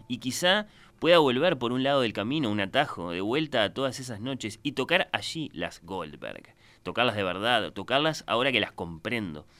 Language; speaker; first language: Spanish; native; Spanish